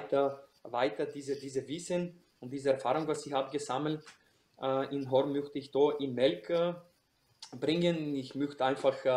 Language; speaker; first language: German; non-native, fluent; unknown